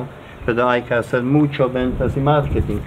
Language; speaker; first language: Spanish; non-native, learner; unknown